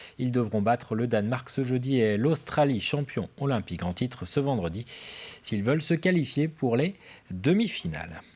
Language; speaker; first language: French; native; French